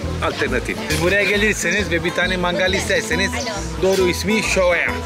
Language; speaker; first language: Turkish; non-native, fluent; Italian